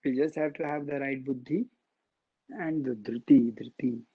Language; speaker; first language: English; non-native, local second language; Marathi